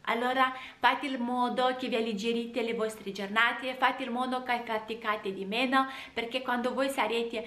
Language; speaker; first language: Italian; non-native, fluent; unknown